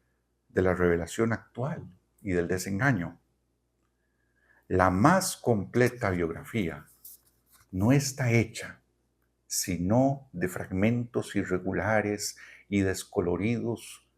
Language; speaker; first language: Spanish; native; Spanish